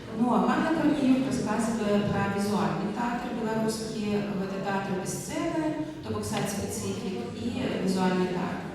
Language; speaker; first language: Belarusian; non-native, local second language; Russian